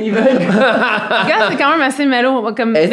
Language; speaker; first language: French; native; French